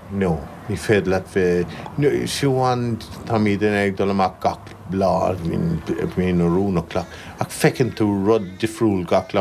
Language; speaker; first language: Irish; native; Irish